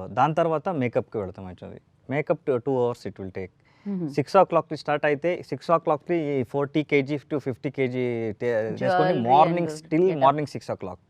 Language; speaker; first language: Telugu; non-native, learner; Kannada